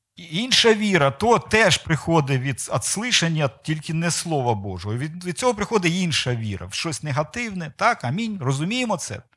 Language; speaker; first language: Ukrainian; non-native, local second language; Russian